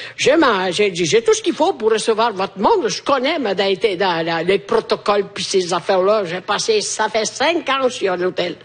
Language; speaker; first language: French; non-native, fluent; Italian